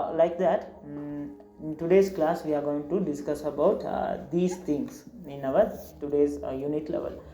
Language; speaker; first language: English; non-native, local second language; Tamil